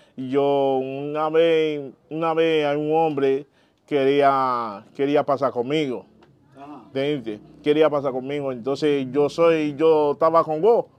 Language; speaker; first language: Spanish; non-native, learner; Haitian Creole